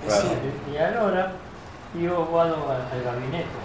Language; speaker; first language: Italian; non-native, learner; Spanish